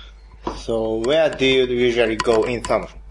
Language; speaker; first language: English; non-native, learner; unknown